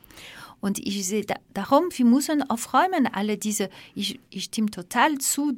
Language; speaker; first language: German; non-native, fluent; French